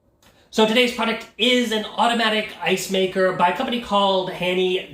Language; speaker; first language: English; native; English